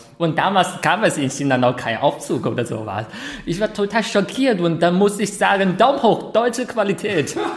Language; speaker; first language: German; non-native, fluent; Chinese